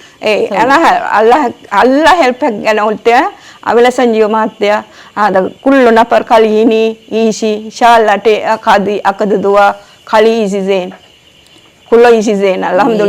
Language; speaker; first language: Arabic; non-native, learner; Sinhala